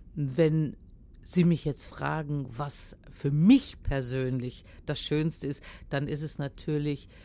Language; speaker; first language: German; native; German